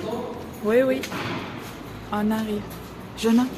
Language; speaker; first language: French; non-native, local second language; Arabic